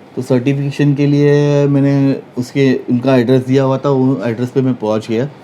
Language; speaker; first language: Hindi; non-native, local second language; Marathi